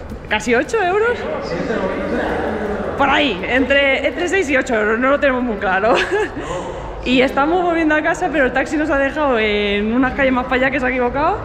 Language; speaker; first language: Spanish; native; Spanish